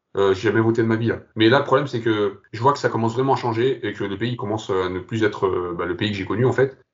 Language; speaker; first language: French; early bilingual, other home language; Kabyle